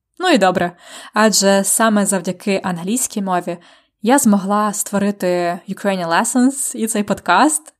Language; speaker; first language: Ukrainian; native; Ukrainian